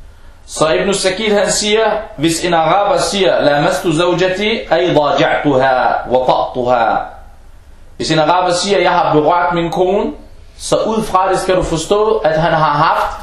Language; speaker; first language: Danish; non-native, fluent; Arabic